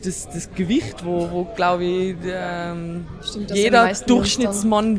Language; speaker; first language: German; native; German